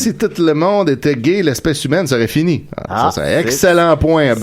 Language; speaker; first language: French; native; French